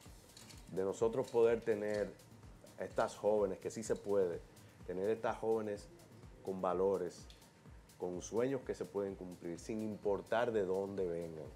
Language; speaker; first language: Spanish; native; Spanish